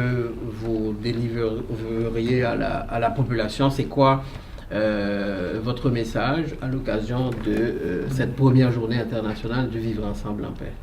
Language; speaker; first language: French; native; French